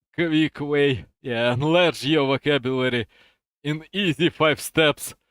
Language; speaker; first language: English; non-native, fluent; Russian